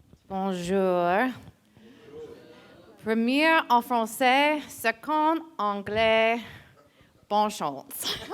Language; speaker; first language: French; non-native, learner; English